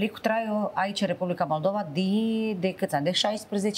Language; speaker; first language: Romanian; native; Romanian